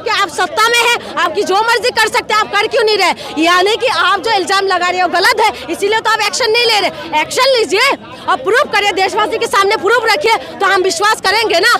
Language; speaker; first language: Hindi; non-native, local second language; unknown